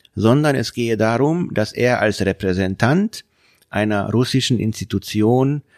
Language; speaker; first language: German; non-native, fluent; Hungarian